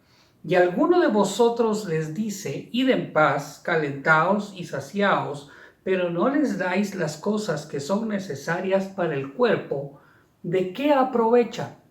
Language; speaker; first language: Spanish; native; Spanish